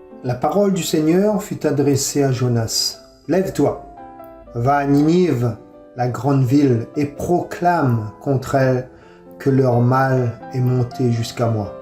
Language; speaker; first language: French; native; French